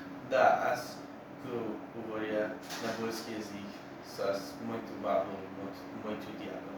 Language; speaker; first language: Bulgarian; non-native, learner; English